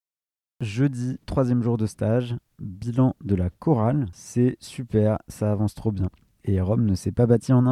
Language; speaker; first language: French; native; French